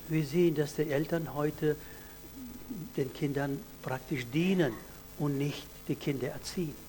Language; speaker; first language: German; non-native, fluent; Russian